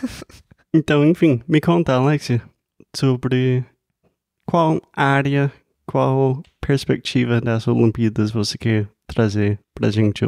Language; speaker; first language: Portuguese; non-native, fluent; English